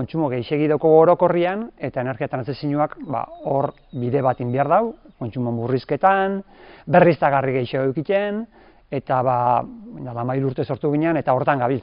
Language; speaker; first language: Basque; native; Basque